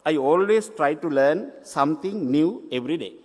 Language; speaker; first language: English; non-native, local second language; Sinhala